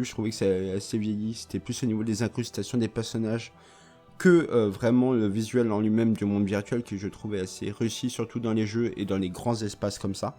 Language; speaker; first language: French; native; French